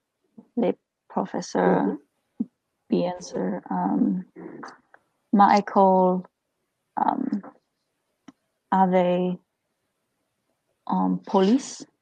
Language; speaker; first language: French; non-native, learner; English